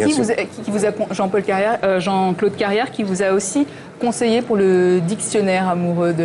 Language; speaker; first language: French; native; French